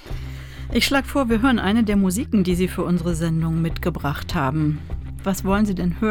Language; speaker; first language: German; native; German